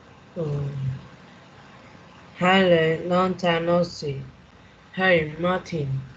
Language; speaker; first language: English; non-native, learner; Vietnamese